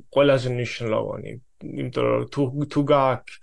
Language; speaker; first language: Georgian; early bilingual, heritage; Swedish